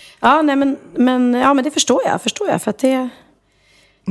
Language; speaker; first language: Swedish; native; Swedish